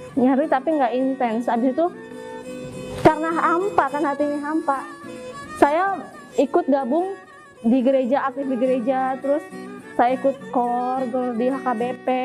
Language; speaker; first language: Indonesian; native; Indonesian